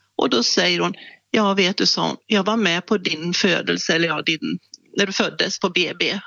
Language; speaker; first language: Swedish; native; Swedish